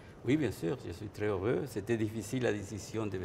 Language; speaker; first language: French; non-native, fluent; Spanish